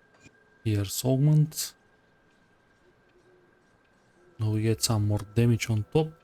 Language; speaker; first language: English; non-native, fluent; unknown